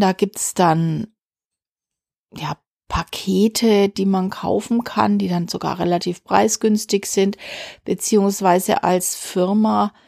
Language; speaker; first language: German; native; German